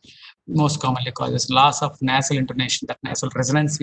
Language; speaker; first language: English; non-native, local second language; Telugu